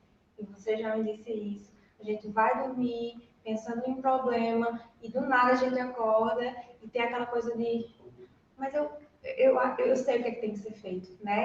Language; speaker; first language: Portuguese; native; Portuguese